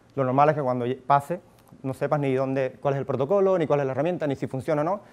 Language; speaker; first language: Spanish; native; Spanish